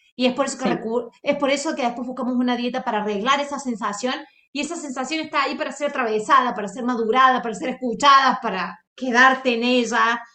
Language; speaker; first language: Spanish; native; Spanish